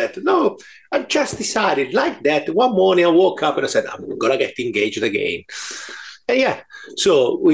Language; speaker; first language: English; non-native, fluent; Italian